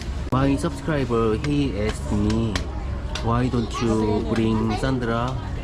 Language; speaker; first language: English; non-native, learner; Korean